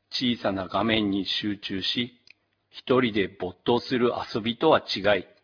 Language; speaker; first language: Japanese; native; Japanese